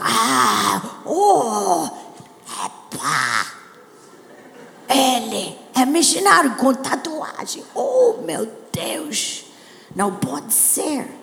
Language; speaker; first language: Portuguese; non-native, learner; English